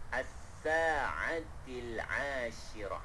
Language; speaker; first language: Arabic; non-native, fluent; Malay